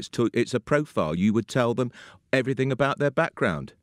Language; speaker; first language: English; native; English